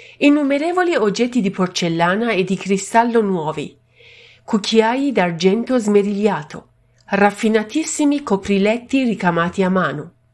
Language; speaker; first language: Italian; non-native, fluent; Persian